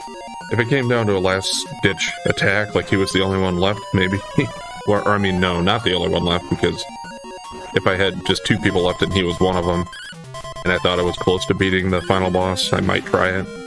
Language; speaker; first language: English; native; English